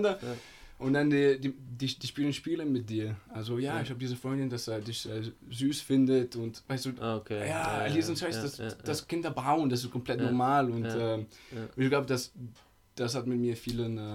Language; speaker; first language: German; non-native, fluent; Italian